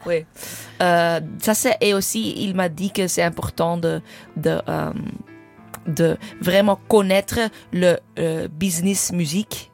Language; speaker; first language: French; non-native, fluent; English